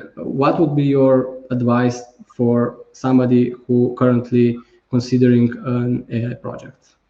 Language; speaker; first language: English; non-native, fluent; Slovenian